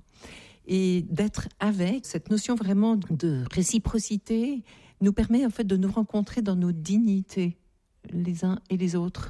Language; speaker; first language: French; native; French